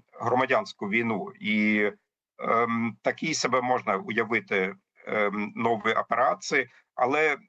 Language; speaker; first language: Ukrainian; non-native, fluent; German